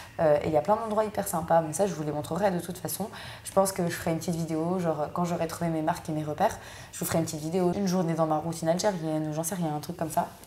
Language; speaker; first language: French; native; French